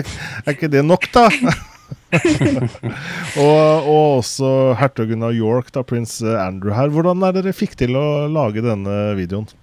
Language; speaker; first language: Norwegian; native; Norwegian